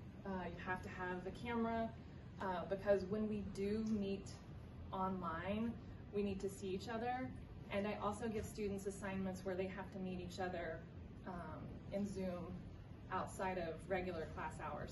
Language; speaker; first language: English; native; English